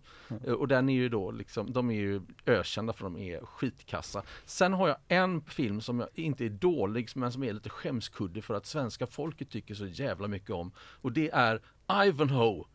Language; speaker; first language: Swedish; native; Swedish